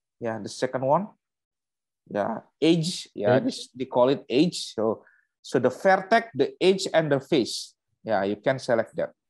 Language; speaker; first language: English; non-native, learner; Indonesian